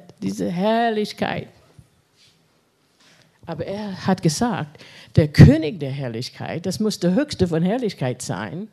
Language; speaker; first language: German; non-native, fluent; English